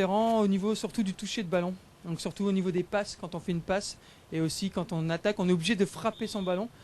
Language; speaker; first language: French; native; French